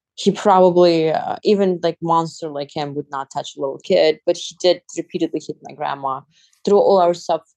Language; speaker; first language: English; non-native, fluent; Azerbaijani